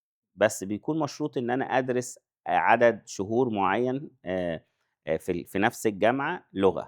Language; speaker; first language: Arabic; native; Arabic